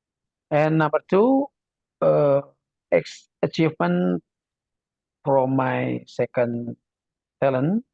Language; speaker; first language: English; non-native, learner; Indonesian